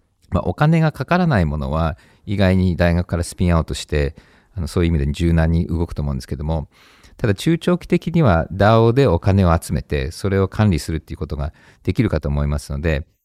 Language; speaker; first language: Japanese; early bilingual, heritage; Japanese